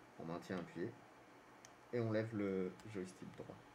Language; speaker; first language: French; native; French